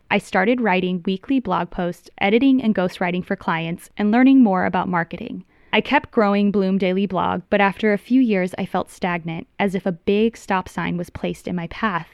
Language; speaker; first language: English; native; English